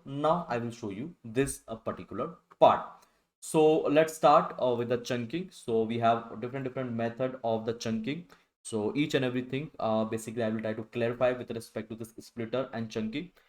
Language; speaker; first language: English; non-native, local second language; Hindi